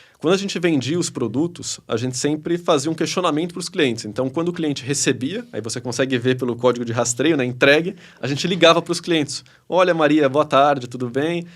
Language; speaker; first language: Portuguese; early bilingual, other home language; Spanish